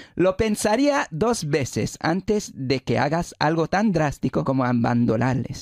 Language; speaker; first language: Spanish; non-native, fluent; English